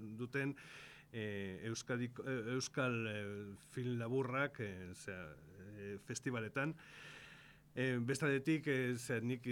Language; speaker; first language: Basque; non-native, local second language; Spanish